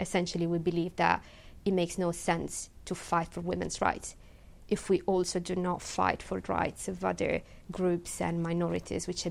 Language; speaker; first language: English; non-native, fluent; Italian